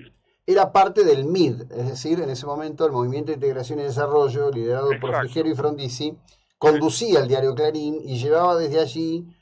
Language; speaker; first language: Spanish; native; Spanish